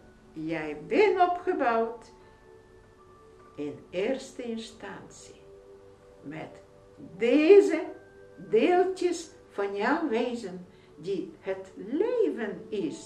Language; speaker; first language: Dutch; non-native, fluent; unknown